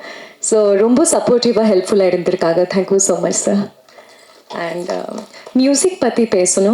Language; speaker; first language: Tamil; non-native, fluent; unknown